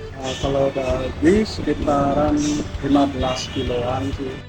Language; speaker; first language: Indonesian; native; Indonesian